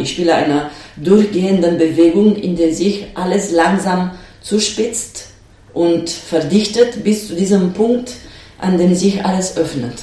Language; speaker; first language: German; non-native, fluent; Romanian